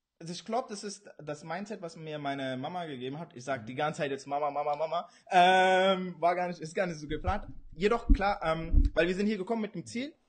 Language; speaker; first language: German; early bilingual, other home language; Urdu